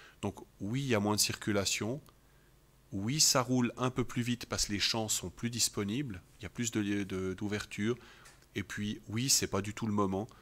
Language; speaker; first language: French; native; French